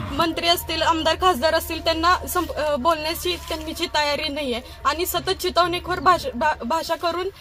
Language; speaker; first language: Marathi; native; Marathi